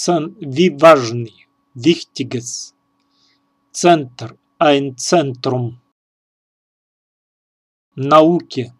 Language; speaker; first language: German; non-native, learner; Russian